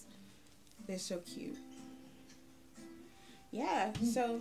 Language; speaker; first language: English; native; English